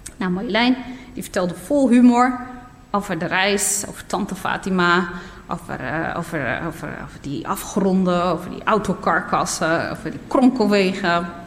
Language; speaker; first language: Dutch; early bilingual, other home language; Berber languages